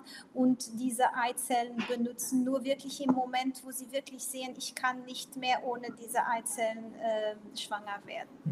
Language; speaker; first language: German; non-native, local second language; Portuguese